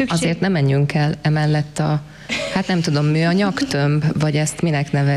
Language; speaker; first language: Hungarian; native; Hungarian